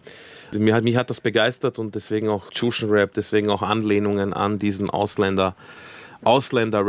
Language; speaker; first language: German; early bilingual, other home language; Croatian